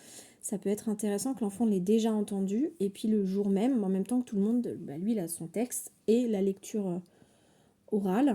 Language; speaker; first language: French; native; French